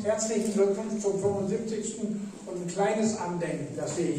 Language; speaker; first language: German; native; German